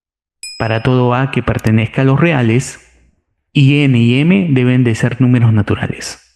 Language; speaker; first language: Spanish; native; Spanish